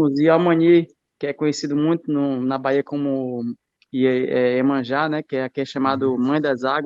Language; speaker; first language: Portuguese; native; Portuguese